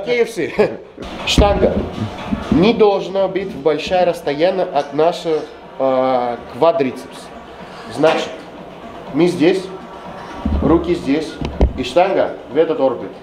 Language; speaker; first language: Russian; non-native, fluent; Greek